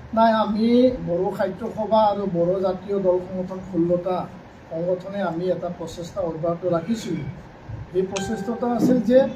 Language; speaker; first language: Assamese; non-native, local second language; Bodo